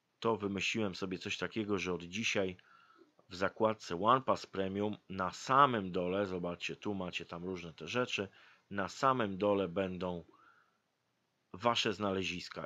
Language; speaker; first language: Polish; native; Polish